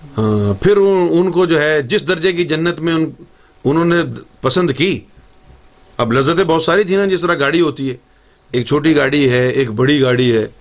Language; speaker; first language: Urdu; native; Urdu